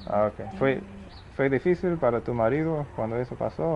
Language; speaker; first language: Spanish; non-native, fluent; English